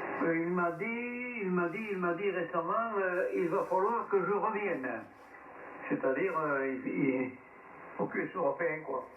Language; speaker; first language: French; native; French